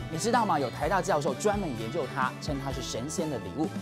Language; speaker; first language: Chinese; native; Chinese